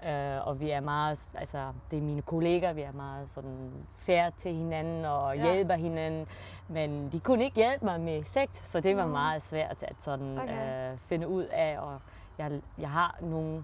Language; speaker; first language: Danish; early bilingual, heritage; German